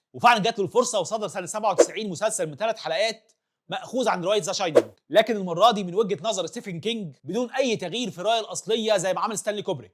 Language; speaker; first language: Arabic; native; Arabic